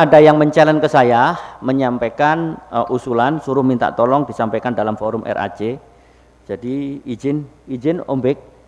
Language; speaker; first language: Indonesian; native; Indonesian